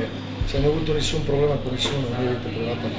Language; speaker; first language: Italian; non-native, fluent; Serbian